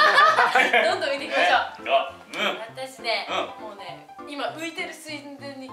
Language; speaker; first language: Japanese; native; Japanese